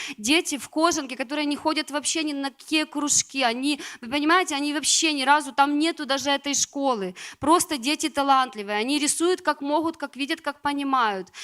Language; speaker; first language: Russian; native; Russian